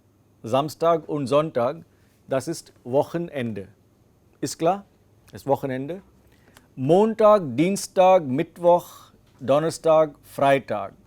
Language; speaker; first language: German; non-native, fluent; English